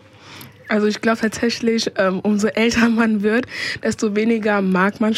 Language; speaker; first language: German; early bilingual, other home language; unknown